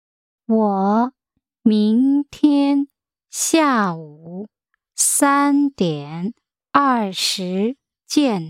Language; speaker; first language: Chinese; non-native, learner; English